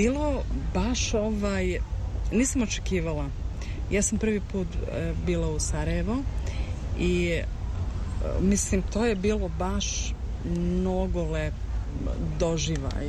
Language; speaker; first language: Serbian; early bilingual, heritage; Serbian